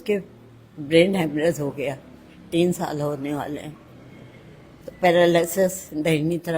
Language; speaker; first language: Hindi; native; Hindi